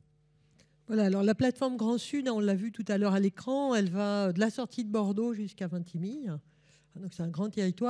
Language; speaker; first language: French; native; French